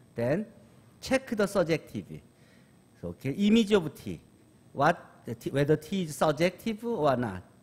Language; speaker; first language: English; non-native, fluent; Korean